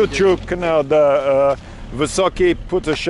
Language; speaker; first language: Russian; non-native, learner; English